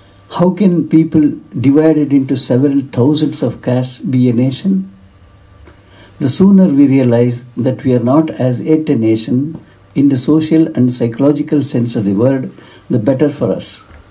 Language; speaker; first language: English; non-native, local second language; Kannada